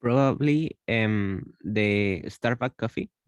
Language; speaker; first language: English; non-native, learner; Spanish